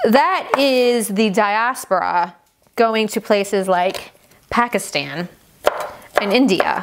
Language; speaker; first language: English; non-native, fluent; Persian